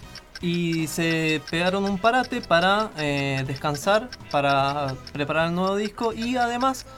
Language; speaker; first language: Spanish; native; Spanish